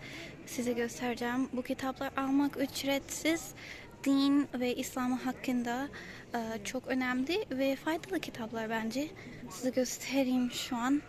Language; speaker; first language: Turkish; non-native, learner; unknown